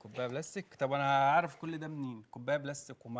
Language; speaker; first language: Arabic; native; Arabic